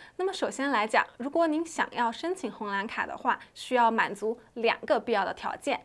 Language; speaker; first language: Chinese; native; Chinese